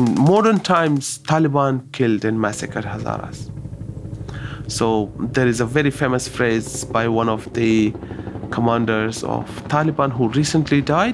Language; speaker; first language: English; non-native, local second language; Hazaragi